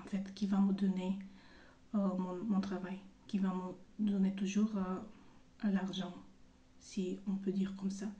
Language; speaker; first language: French; non-native, fluent; Bulgarian